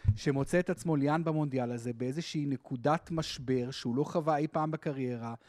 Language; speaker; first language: Hebrew; native; Hebrew